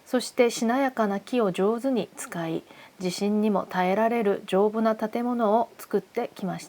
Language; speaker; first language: Japanese; non-native, fluent; Korean